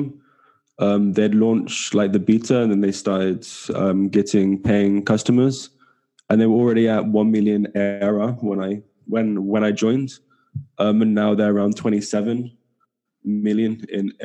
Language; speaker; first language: English; native; English